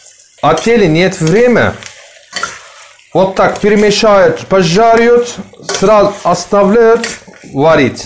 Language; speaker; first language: Russian; non-native, learner; Turkish